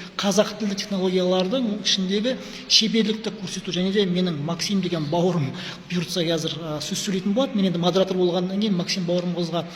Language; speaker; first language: Kazakh; non-native, local second language; Russian